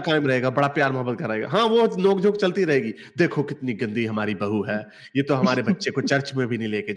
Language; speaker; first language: Hindi; native; Hindi